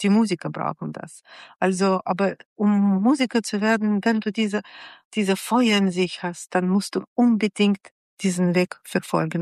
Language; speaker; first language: German; non-native, fluent; Russian